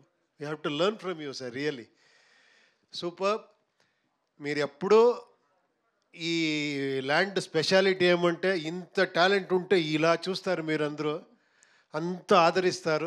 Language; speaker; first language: Telugu; non-native, fluent; Kannada